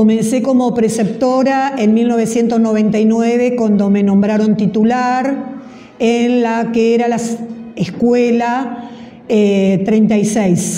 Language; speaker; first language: Spanish; native; Spanish